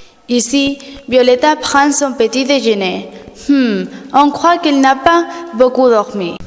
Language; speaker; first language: French; non-native, learner; Spanish